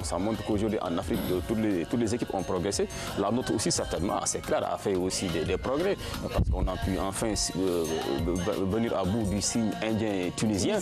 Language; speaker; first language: French; non-native, local second language; Wolof